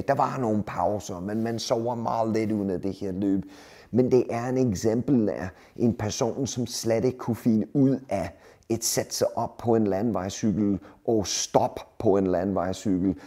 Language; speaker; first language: Danish; non-native, fluent; English